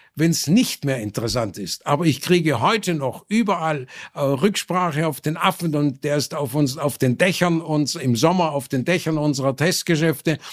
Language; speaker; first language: German; native; German